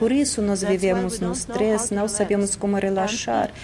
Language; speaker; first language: Portuguese; non-native, fluent; Russian